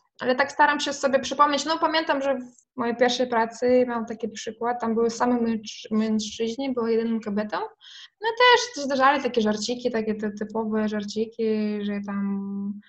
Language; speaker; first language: Polish; non-native, fluent; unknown